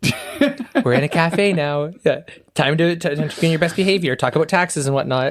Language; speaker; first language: English; native; English